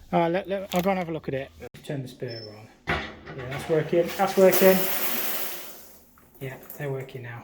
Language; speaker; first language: English; native; English